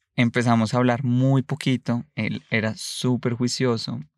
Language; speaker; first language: Spanish; native; Spanish